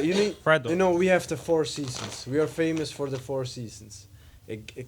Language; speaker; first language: English; non-native, fluent; Italian